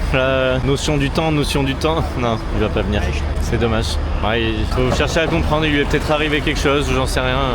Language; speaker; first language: French; native; French